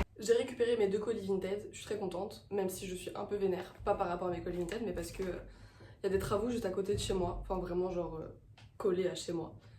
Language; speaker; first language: French; native; French